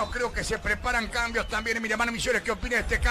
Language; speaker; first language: Spanish; native; Spanish